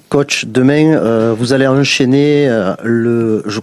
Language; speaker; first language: French; native; French